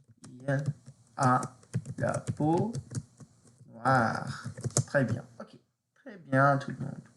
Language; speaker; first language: French; non-native, fluent; English